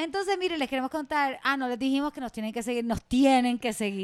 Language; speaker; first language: Spanish; native; Spanish